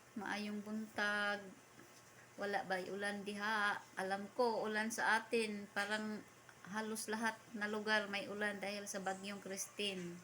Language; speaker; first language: Filipino; non-native, local second language; Cebuano